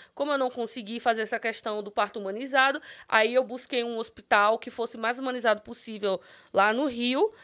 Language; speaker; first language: Portuguese; native; Portuguese